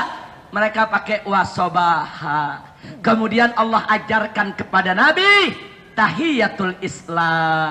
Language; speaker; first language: Indonesian; native; Indonesian